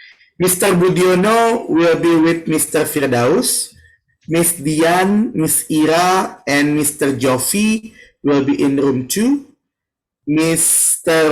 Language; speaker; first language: English; non-native, learner; Indonesian